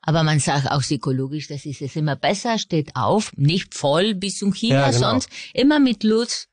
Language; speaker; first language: German; non-native, fluent; Spanish